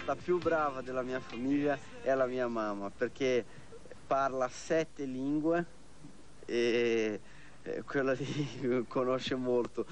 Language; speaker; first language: Italian; non-native, learner; Portuguese